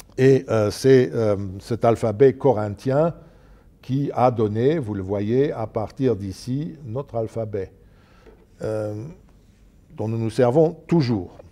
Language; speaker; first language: French; non-native, local second language; Luxembourgish